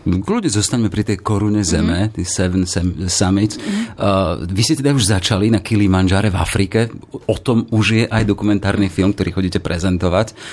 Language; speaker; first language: Slovak; native; Slovak